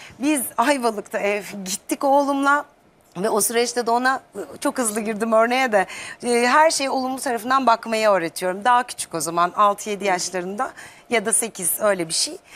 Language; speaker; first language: Turkish; native; Turkish